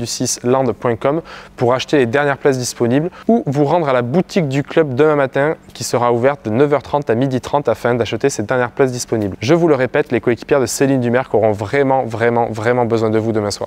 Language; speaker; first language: French; native; French